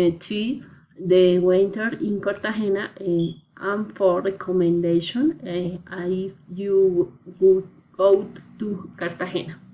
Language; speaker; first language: English; non-native, learner; Spanish